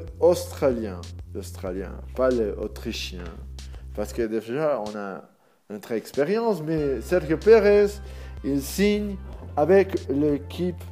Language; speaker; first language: French; non-native, learner; Spanish